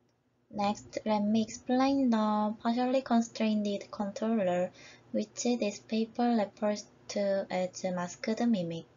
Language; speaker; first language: English; non-native, fluent; Korean